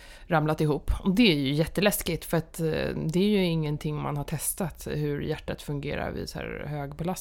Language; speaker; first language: Swedish; native; Swedish